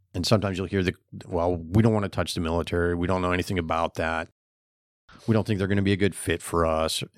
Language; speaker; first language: English; native; English